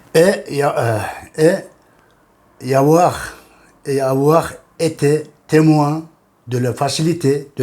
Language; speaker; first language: French; non-native, fluent; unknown